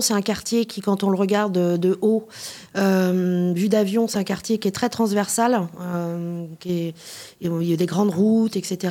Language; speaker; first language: French; native; French